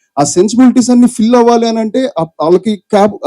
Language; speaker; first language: Telugu; native; Telugu